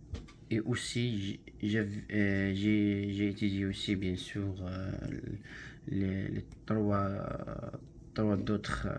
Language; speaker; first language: French; non-native, learner; Arabic